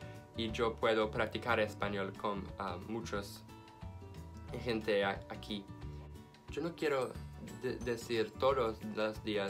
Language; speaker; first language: Spanish; non-native, learner; English